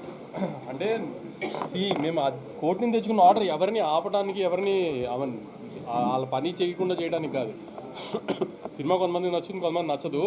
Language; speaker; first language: Telugu; native; Telugu